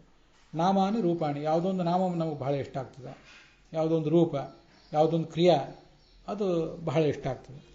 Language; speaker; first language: Kannada; native; Kannada